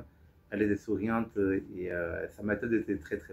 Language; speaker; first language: French; non-native, fluent; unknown